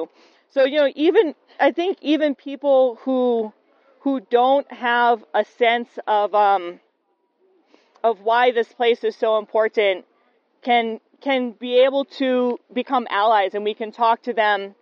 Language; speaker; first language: English; native; English